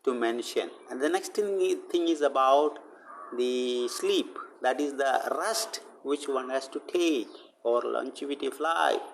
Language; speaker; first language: English; non-native, local second language; Malayalam